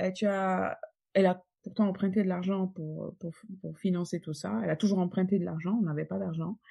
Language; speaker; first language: French; non-native, fluent; Polish